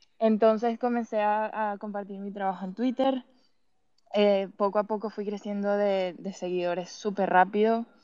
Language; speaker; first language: Spanish; native; Spanish